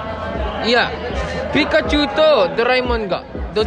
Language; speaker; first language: Japanese; non-native, learner; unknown